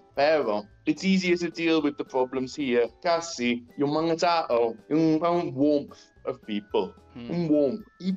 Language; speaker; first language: Filipino; non-native, learner; English